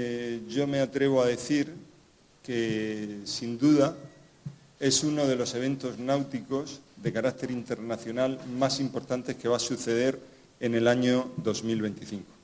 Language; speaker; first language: Spanish; native; Spanish